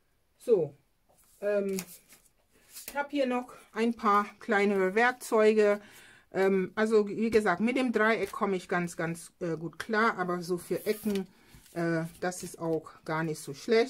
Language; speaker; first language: German; non-native, fluent; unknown